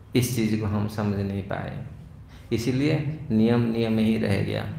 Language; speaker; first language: Hindi; non-native, local second language; Odia